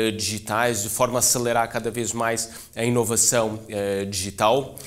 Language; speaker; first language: Portuguese; native; Portuguese